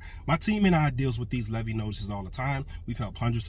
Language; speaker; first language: English; native; English